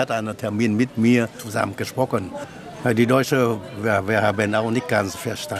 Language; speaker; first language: German; non-native, learner; Vietnamese